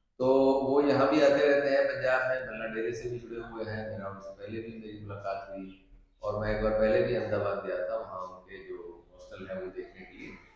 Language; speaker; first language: Hindi; non-native, local second language; Punjabi